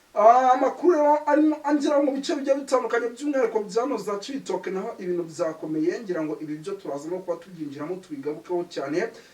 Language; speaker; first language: Kinyarwanda; native; Kinyarwanda